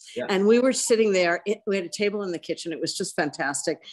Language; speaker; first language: English; native; English